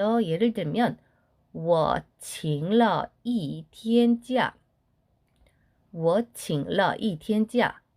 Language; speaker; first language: Chinese; non-native, fluent; Korean